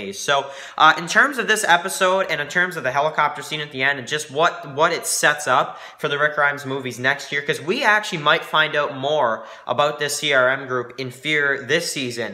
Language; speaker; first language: English; native; English